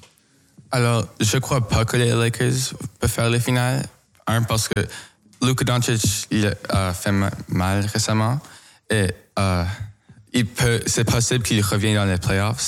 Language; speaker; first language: French; non-native, local second language; English